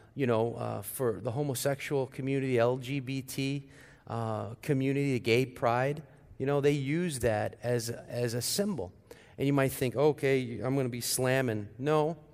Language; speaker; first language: English; native; English